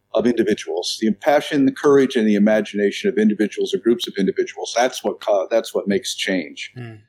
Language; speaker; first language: English; native; English